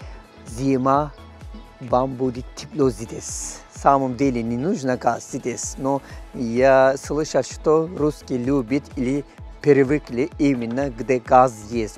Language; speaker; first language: Russian; non-native, fluent; Turkish